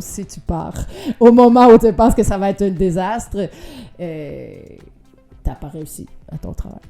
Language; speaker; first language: French; non-native, fluent; Danish